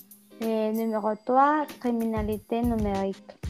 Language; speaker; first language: French; non-native, learner; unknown